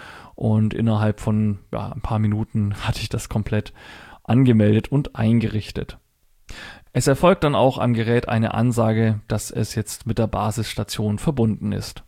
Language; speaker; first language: German; native; German